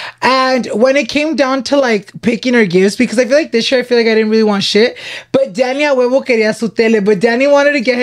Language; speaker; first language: English; early bilingual, other home language; Spanish